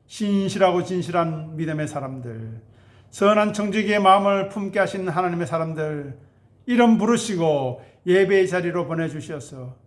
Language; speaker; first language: Korean; native; Korean